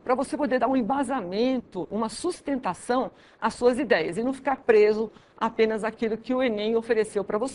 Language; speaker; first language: Portuguese; native; Portuguese